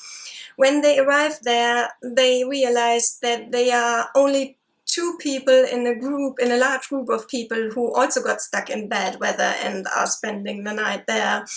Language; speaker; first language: English; non-native, fluent; German